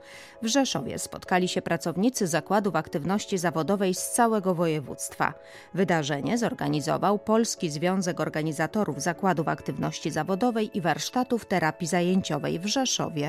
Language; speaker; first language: Polish; native; Polish